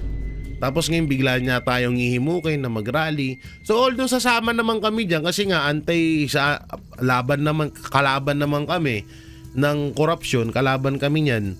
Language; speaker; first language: Filipino; native; Filipino